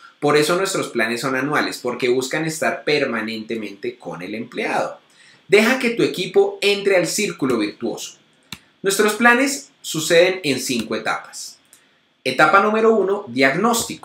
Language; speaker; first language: Spanish; native; Spanish